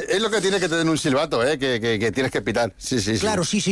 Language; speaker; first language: Spanish; native; Spanish